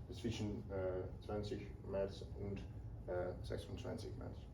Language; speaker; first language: German; non-native, learner; Dutch